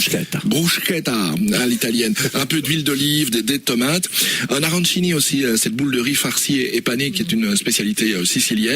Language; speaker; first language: French; native; French